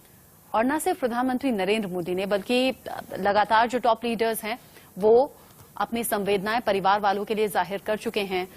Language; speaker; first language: Hindi; native; Hindi